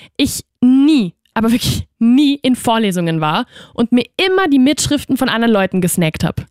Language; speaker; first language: German; non-native, fluent; Spanish